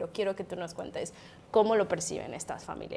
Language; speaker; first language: Spanish; native; Spanish